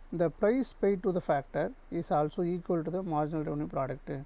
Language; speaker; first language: English; non-native, local second language; Tamil